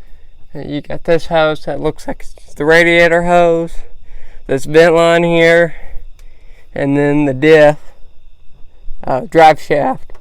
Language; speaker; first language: English; native; English